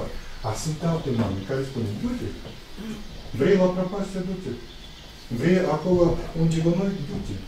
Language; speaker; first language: Romanian; non-native, local second language; Russian